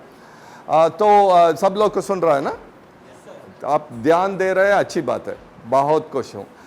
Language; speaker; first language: Hindi; non-native, local second language; Tamil